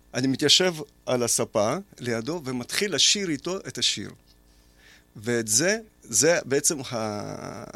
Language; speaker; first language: Hebrew; early bilingual, other home language; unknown